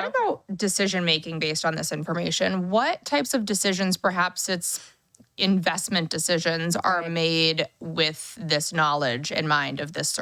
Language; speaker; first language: English; native; English